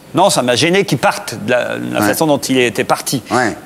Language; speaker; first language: French; native; French